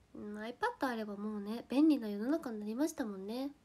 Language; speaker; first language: Japanese; native; Japanese